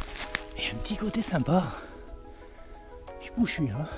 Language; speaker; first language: French; native; French